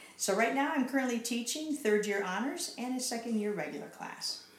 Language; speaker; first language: English; native; English